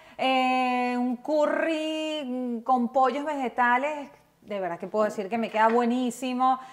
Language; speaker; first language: Spanish; native; Spanish